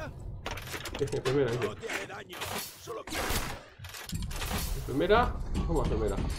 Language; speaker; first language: Spanish; native; Spanish